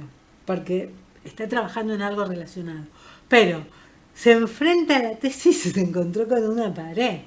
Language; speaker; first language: Spanish; native; Spanish